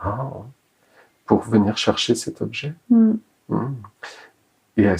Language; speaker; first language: French; native; French